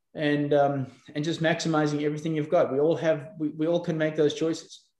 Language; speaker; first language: English; native; English